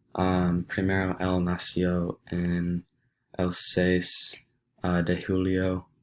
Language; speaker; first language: Spanish; non-native, learner; English